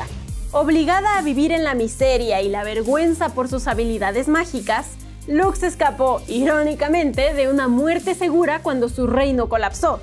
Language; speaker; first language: Spanish; native; Spanish